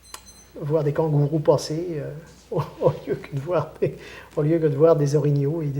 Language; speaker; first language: French; native; French